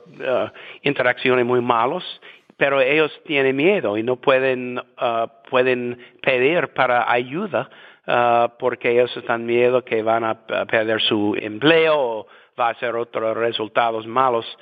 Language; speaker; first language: Spanish; non-native, fluent; English